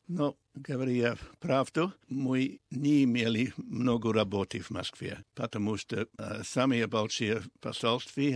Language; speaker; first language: Russian; non-native, learner; English